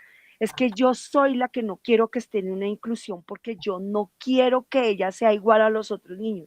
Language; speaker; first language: Spanish; native; Spanish